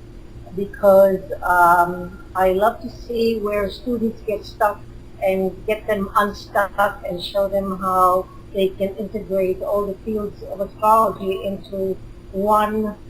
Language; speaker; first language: English; non-native, fluent; Hebrew